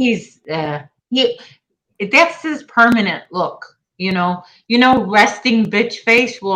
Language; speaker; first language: English; native; English